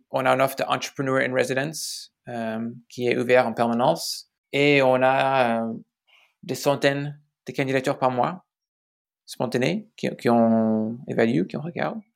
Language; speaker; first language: French; non-native, fluent; English